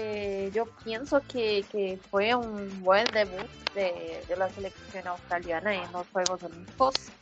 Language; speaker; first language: Spanish; non-native, fluent; Portuguese